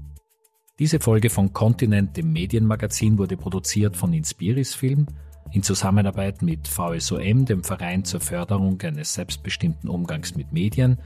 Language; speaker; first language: German; native; German